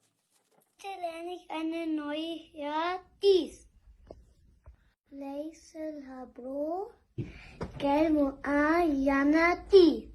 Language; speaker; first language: German; early bilingual, other home language; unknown